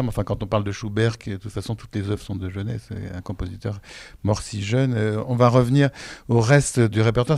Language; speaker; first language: French; native; French